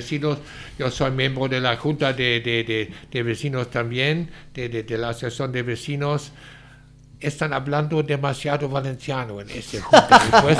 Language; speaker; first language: Spanish; non-native, fluent; German